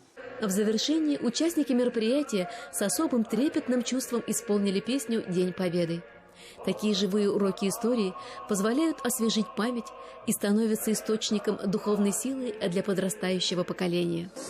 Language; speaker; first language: Russian; native; Russian